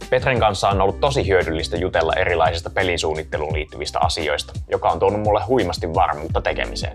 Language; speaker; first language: Finnish; native; Finnish